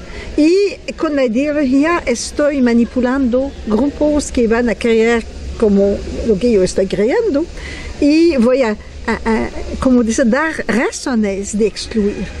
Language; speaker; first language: Spanish; non-native, fluent; French